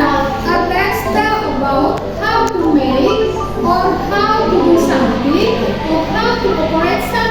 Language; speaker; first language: English; non-native, learner; Indonesian